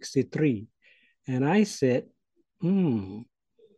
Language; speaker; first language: English; non-native, local second language; Malay